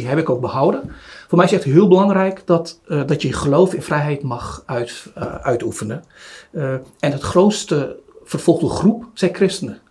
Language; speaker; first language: Dutch; early bilingual, other home language; Turoyo